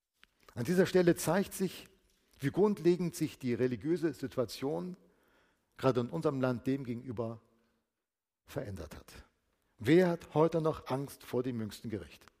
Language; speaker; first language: German; native; German